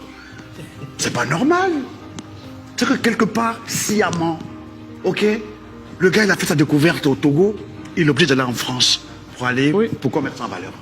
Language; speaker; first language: French; non-native, local second language; Dyula